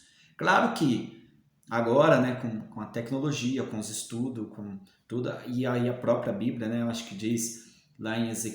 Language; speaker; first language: Portuguese; native; Portuguese